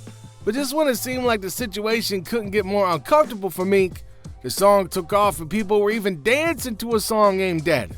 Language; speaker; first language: English; native; English